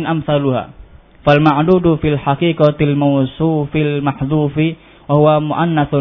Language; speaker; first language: Arabic; non-native, fluent; Indonesian